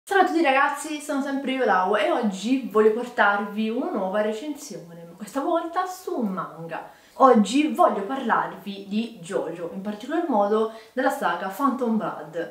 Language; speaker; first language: Italian; native; Italian